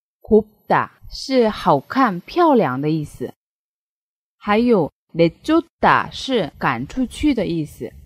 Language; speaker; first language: Chinese; non-native, fluent; Korean